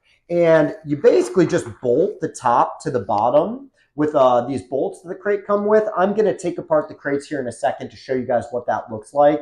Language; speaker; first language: English; native; English